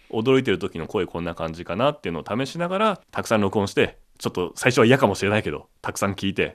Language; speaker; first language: Japanese; native; Japanese